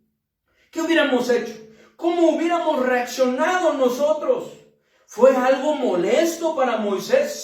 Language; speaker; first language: Spanish; native; Spanish